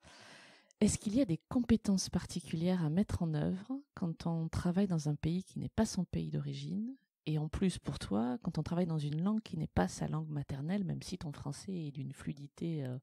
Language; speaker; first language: French; native; French